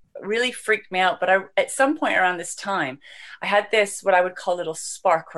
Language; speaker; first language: English; native; English